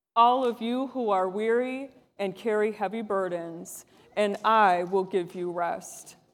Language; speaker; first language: English; native; English